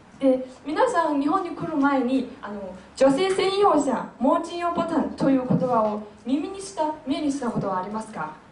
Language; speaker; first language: Japanese; non-native, fluent; Chinese